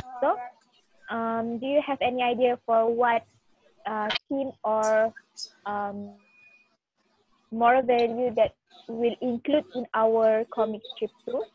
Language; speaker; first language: English; non-native, learner; Malay